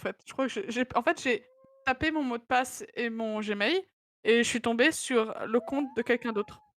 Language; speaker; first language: French; native; French